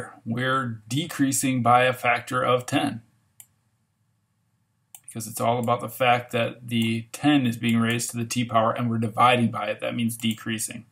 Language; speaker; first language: English; native; English